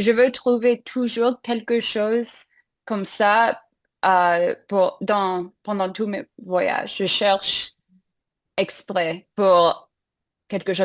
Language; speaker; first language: French; non-native, fluent; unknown